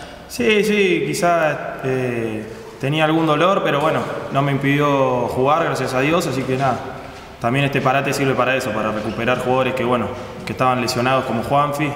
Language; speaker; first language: Spanish; native; Spanish